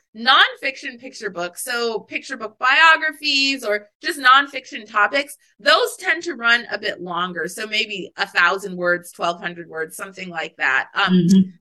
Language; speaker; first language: English; native; English